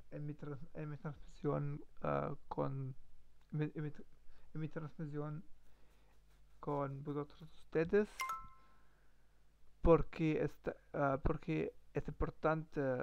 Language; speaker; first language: Spanish; non-native, learner; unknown